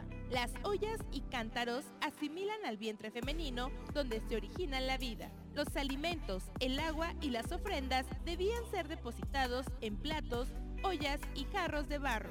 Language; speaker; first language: Spanish; native; Spanish